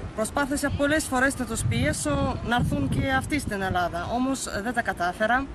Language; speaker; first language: Greek; non-native, fluent; Russian